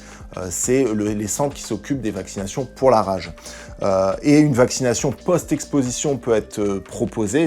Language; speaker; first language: French; native; French